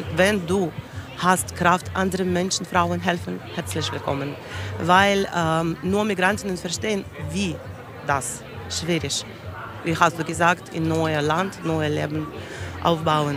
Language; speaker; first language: German; non-native, learner; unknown